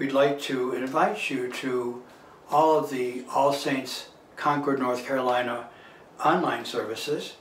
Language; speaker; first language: English; native; English